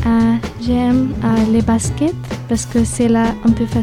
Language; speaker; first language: French; non-native, learner; Bangla